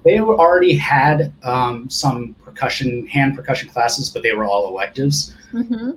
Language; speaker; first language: English; early bilingual, other home language; Japanese